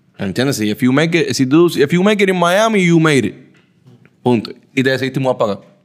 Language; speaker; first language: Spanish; early bilingual, heritage; Spanish